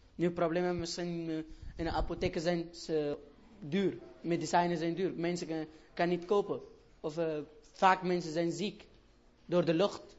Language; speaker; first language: Dutch; non-native, learner; Persian